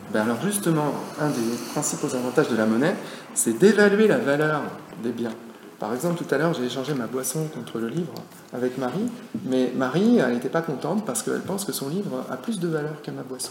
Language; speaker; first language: French; native; French